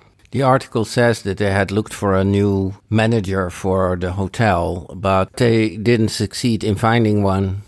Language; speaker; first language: English; non-native, fluent; Dutch